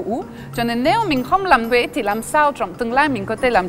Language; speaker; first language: Vietnamese; non-native, fluent; French